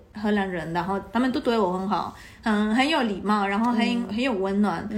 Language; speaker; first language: Chinese; non-native, fluent; Spanish